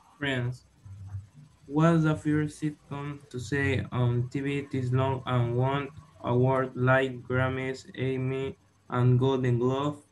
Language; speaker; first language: English; non-native, fluent; Spanish